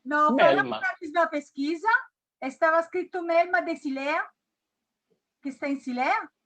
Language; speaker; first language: Portuguese; non-native, learner; Italian